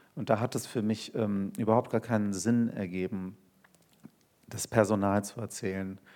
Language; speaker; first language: German; early bilingual, other home language; Turkish